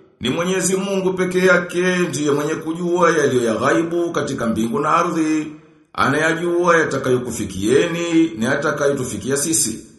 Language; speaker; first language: Swahili; native; Swahili